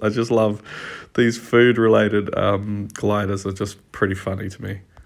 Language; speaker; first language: English; native; English